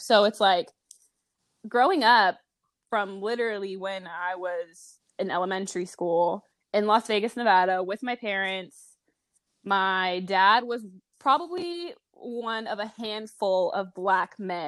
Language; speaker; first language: English; native; English